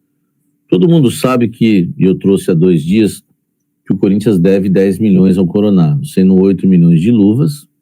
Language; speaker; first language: Portuguese; native; Portuguese